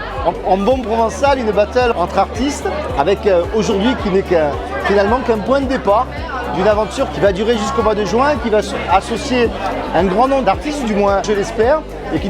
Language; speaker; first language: French; native; French